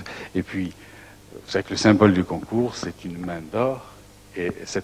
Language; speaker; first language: French; native; French